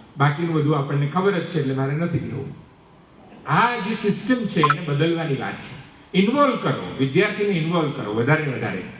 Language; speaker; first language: Gujarati; native; Gujarati